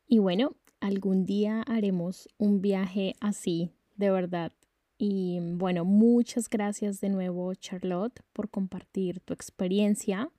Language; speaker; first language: Spanish; native; Spanish